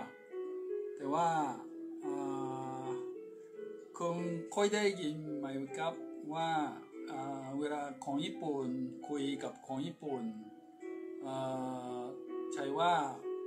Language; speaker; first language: Thai; non-native, fluent; Japanese